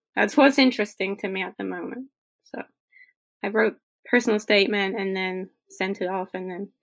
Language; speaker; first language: English; non-native, fluent; Polish